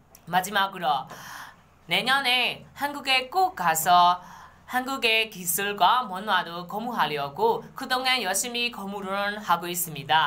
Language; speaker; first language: Korean; non-native, learner; Burmese